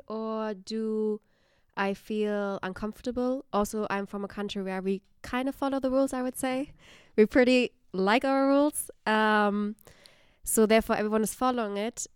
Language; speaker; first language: English; non-native, fluent; German